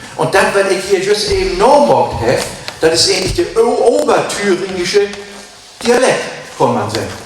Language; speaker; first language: German; native; German